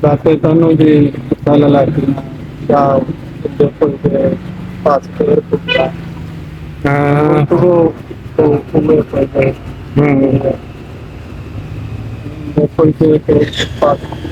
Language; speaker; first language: Filipino; non-native, learner; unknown